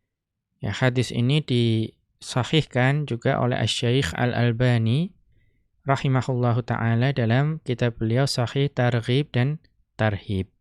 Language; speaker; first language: Indonesian; native; Indonesian